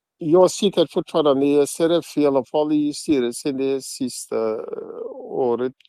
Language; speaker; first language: Swedish; non-native, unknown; Arabic